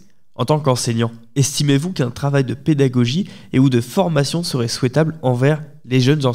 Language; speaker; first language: French; native; French